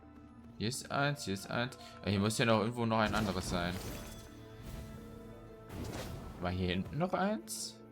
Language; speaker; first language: German; native; German